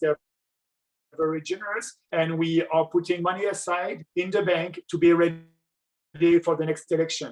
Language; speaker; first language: English; non-native, local second language; French